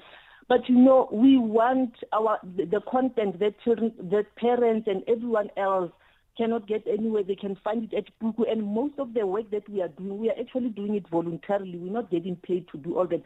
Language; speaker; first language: English; non-native, local second language; Tswana